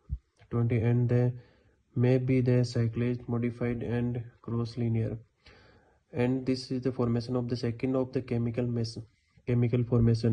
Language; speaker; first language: English; non-native, learner; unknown